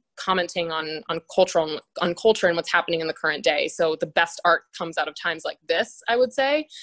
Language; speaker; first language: English; native; English